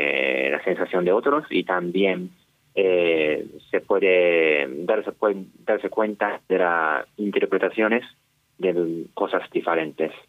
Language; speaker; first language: Spanish; non-native, fluent; Japanese